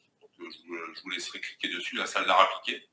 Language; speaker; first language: French; native; French